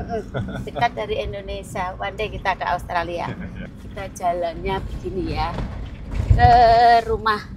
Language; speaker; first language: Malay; non-native, local second language; Javanese